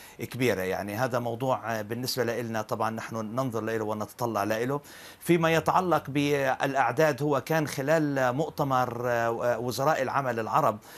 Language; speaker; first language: Arabic; native; Arabic